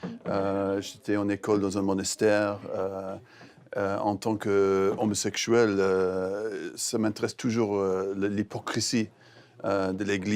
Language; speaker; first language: French; non-native, fluent; English